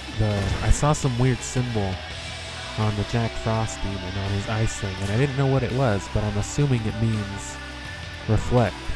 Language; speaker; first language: English; native; English